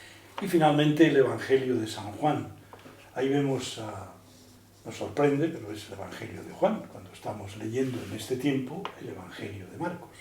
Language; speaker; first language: Spanish; native; Spanish